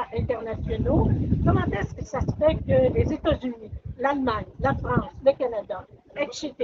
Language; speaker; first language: French; native; French